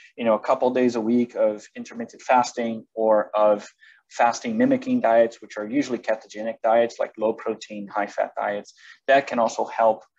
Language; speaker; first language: English; non-native, fluent; Portuguese